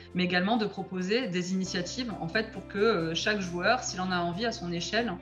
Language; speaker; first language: French; native; French